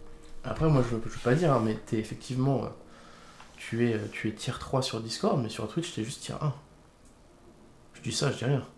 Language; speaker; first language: French; native; French